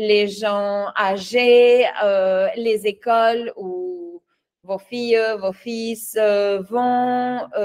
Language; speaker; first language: French; non-native, fluent; Spanish